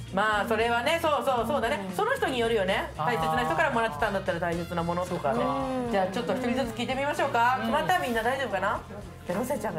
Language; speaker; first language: Japanese; native; Japanese